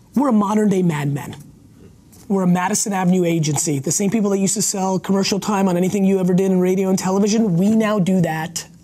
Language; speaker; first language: English; early bilingual, other home language; Russian